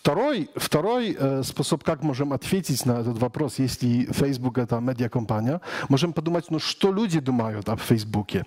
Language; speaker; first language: Russian; non-native, learner; Polish